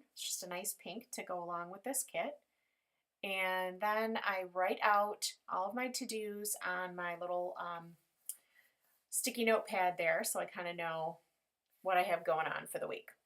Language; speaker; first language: English; native; English